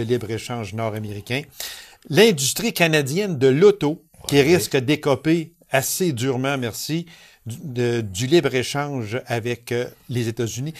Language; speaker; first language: French; native; French